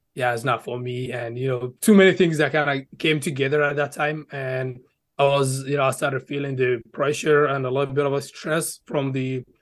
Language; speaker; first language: English; early bilingual, other home language; Arabic